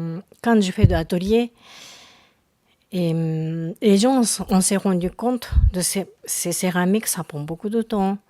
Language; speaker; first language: French; non-native, learner; Japanese